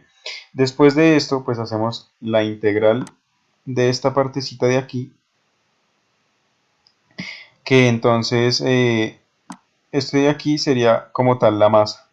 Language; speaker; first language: Spanish; native; Spanish